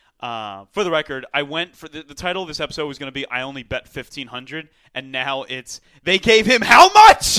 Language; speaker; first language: English; native; English